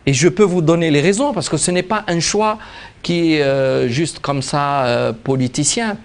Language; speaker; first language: French; non-native, local second language; Arabic